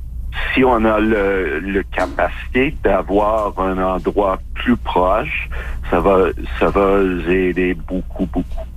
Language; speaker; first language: French; non-native, fluent; English